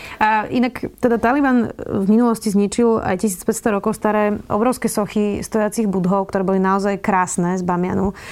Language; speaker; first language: Slovak; native; Slovak